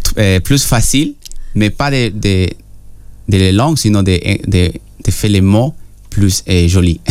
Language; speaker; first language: French; non-native, learner; Spanish